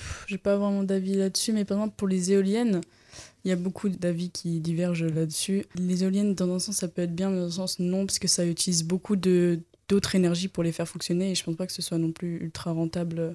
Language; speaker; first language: French; native; French